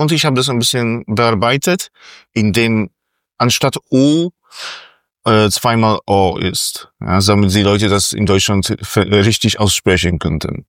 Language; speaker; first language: German; non-native, fluent; Polish